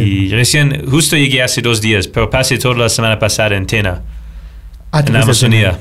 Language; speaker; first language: Spanish; non-native, fluent; English